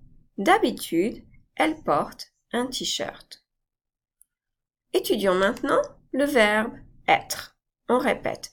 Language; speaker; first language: French; non-native, fluent; English